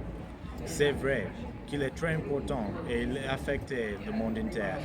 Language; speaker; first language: French; non-native, learner; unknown